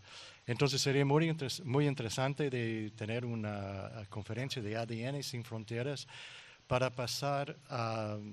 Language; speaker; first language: Spanish; non-native, learner; English